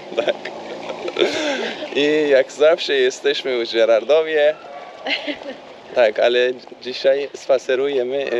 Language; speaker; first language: Polish; non-native, learner; Turkish